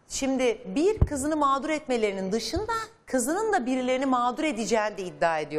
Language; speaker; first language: Turkish; native; Turkish